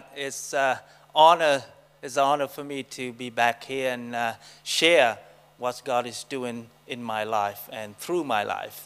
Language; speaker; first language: English; non-native, fluent; Vietnamese